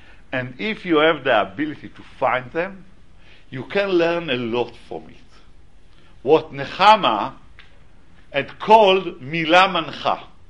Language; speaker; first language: English; non-native, fluent; Hebrew